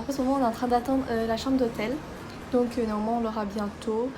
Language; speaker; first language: French; native; French